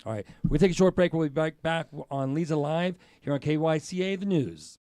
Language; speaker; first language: English; native; English